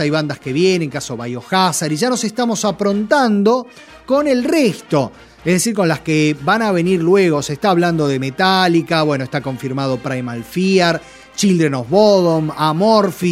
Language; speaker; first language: Spanish; native; Spanish